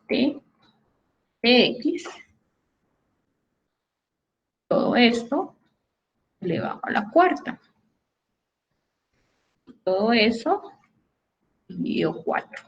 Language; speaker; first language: Spanish; native; Spanish